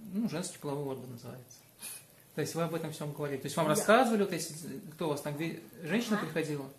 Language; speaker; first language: Russian; native; Russian